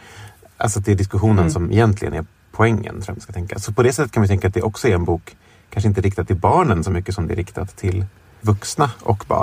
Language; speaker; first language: Swedish; native; Swedish